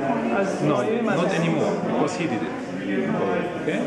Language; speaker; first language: English; non-native, learner; German